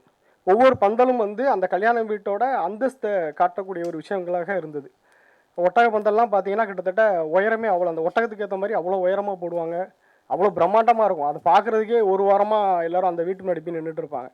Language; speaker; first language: Tamil; native; Tamil